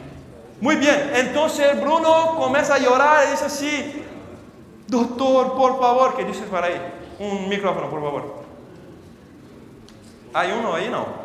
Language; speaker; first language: Spanish; non-native, fluent; Portuguese